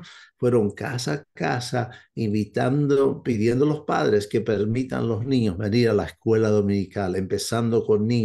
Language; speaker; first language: Spanish; non-native, fluent; English